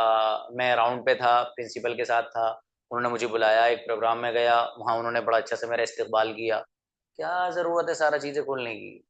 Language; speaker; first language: Hindi; native; Hindi